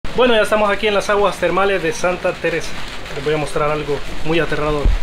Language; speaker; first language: Spanish; native; Spanish